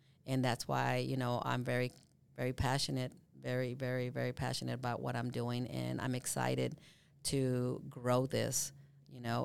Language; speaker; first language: English; early bilingual, other home language; Spanish